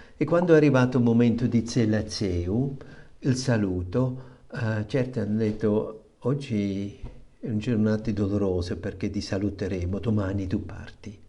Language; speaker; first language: Italian; non-native, fluent; German